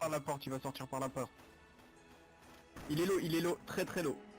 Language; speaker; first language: French; native; French